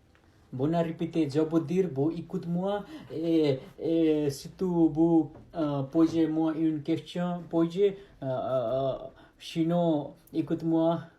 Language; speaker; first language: French; non-native, learner; Nepali